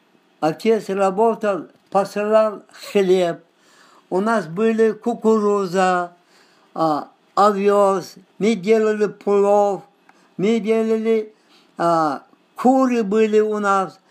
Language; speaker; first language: Russian; non-native, local second language; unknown